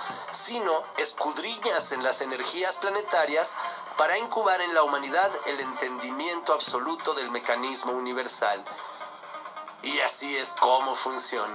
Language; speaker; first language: Spanish; native; Spanish